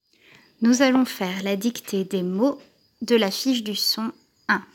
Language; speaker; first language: French; native; French